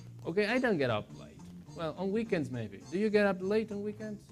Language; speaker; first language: English; non-native, fluent; Spanish